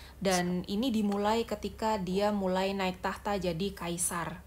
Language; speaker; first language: Indonesian; native; Indonesian